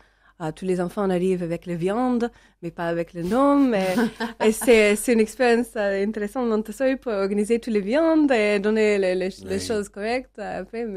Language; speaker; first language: French; non-native, learner; English